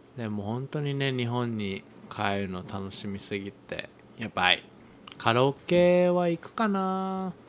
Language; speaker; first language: Japanese; native; Japanese